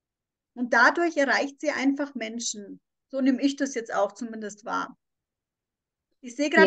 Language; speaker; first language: German; native; German